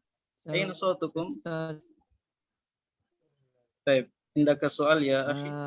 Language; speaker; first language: Arabic; non-native, fluent; Indonesian